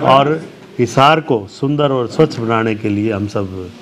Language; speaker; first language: Hindi; native; Hindi